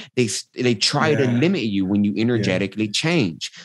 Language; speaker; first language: English; native; English